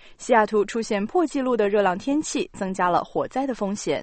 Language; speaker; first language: Chinese; native; Chinese